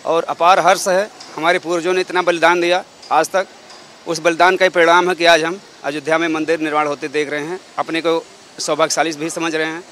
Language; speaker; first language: Hindi; native; Hindi